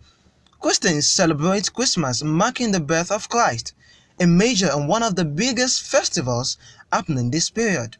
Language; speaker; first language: English; non-native, local second language; Yoruba